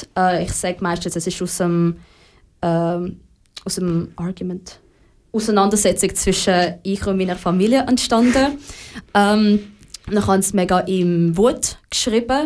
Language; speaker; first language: German; native; German